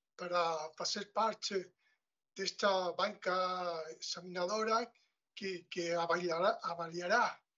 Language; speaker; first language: Portuguese; non-native, learner; Spanish